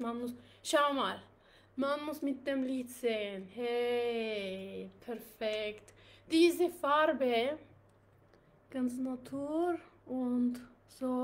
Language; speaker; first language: German; non-native, learner; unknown